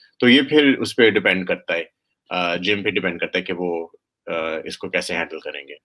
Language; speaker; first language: Urdu; early bilingual, heritage; Urdu